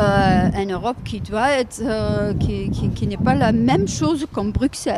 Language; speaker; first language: French; non-native, fluent; German